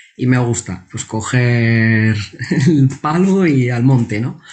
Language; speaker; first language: Spanish; non-native, local second language; Basque